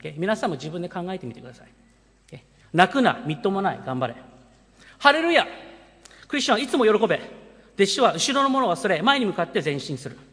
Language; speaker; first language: Japanese; early bilingual, heritage; Japanese